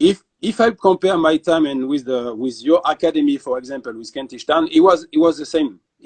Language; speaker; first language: English; non-native, fluent; French